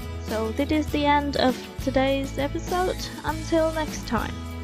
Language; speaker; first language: English; non-native, fluent; Vietnamese